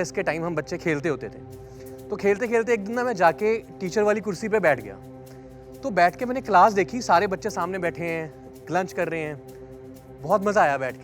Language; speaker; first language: Hindi; native; Hindi